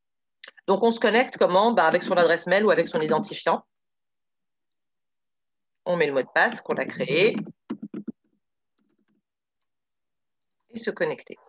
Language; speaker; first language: French; native; French